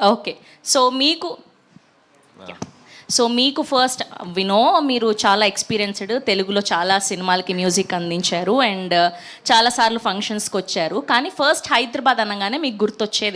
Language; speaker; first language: Telugu; native; Telugu